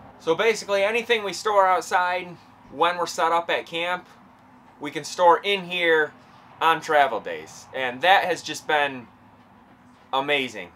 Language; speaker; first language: English; native; English